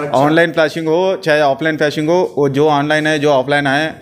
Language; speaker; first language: Hindi; non-native, local second language; Urdu